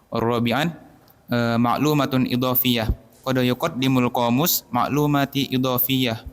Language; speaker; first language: Arabic; non-native, learner; Indonesian